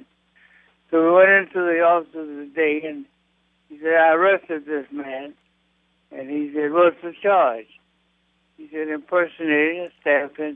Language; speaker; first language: English; native; English